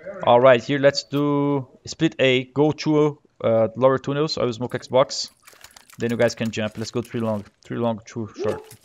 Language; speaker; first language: English; non-native, fluent; Portuguese